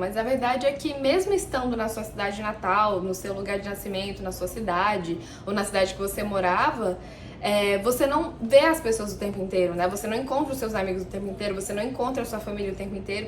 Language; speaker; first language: Portuguese; native; Portuguese